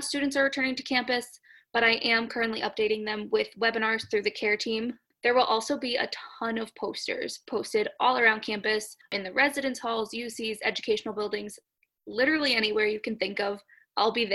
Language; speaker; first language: English; native; English